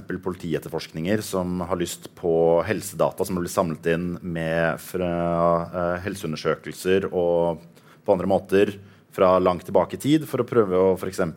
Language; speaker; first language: Norwegian; native; Norwegian